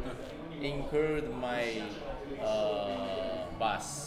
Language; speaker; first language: English; non-native, learner; Japanese